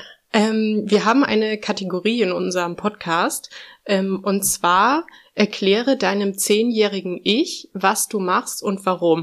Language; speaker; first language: German; native; German